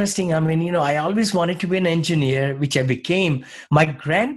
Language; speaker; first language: English; non-native, local second language; Hindi